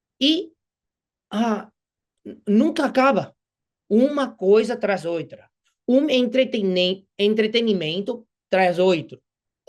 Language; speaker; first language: Portuguese; non-native, fluent; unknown